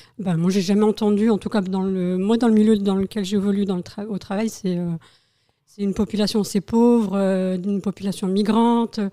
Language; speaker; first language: French; native; French